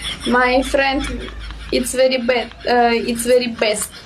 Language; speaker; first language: English; non-native, learner; Russian